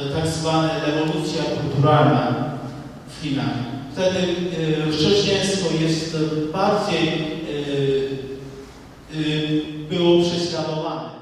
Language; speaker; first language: Polish; non-native, learner; Chinese